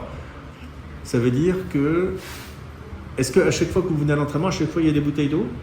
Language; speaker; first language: French; native; French